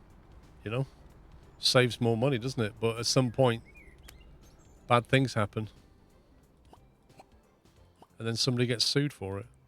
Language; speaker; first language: English; native; English